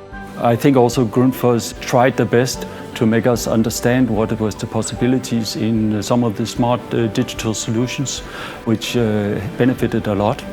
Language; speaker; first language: English; non-native, fluent; Danish